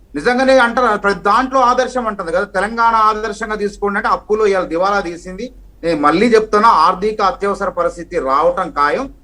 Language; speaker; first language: Telugu; native; Telugu